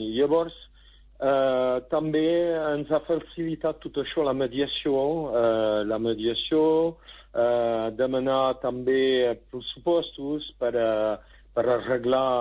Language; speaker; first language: Catalan; non-native, local second language; French